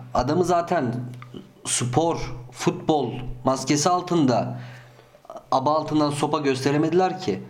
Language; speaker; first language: Turkish; early bilingual, heritage; Turkish